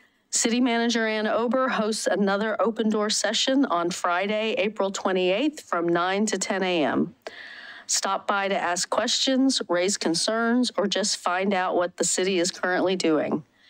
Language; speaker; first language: English; native; English